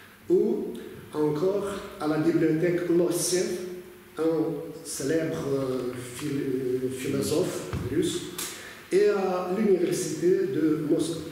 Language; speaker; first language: French; non-native, fluent; Russian